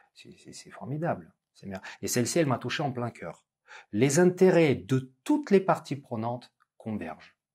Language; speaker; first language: French; non-native, fluent; Russian